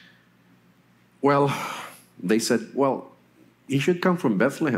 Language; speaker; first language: English; non-native, local second language; Filipino